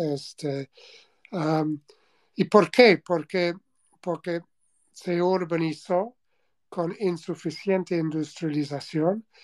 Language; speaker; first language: Spanish; non-native, fluent; English